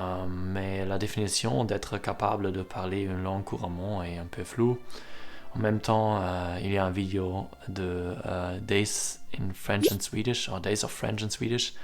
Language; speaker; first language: French; non-native, learner; German